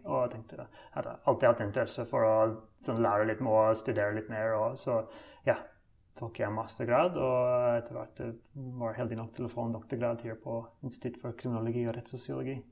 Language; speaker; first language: Norwegian; non-native, fluent; English